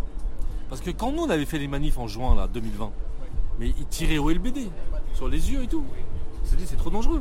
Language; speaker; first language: French; native; French